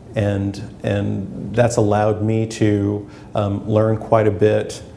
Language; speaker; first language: English; native; English